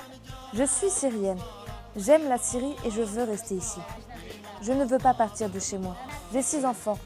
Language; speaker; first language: French; native; French